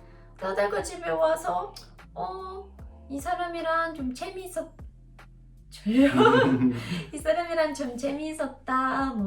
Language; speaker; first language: Korean; non-native, learner; Russian